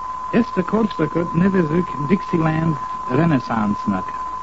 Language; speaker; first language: Hungarian; non-native, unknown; English